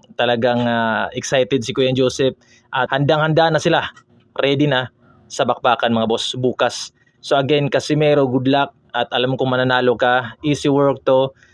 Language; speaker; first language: Filipino; non-native, local second language; Cebuano